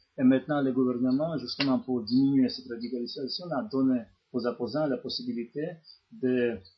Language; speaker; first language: French; non-native, fluent; Georgian